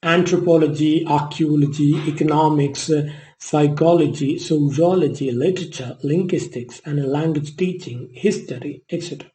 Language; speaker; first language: English; non-native, local second language; Malayalam